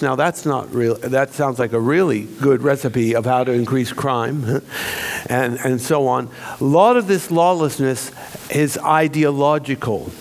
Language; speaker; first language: English; native; English